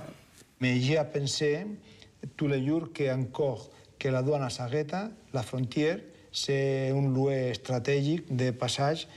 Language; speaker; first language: French; non-native, learner; Spanish